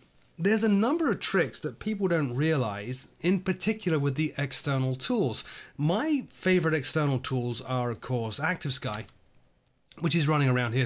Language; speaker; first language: English; native; English